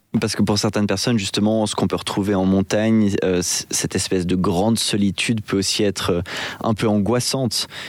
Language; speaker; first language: French; native; French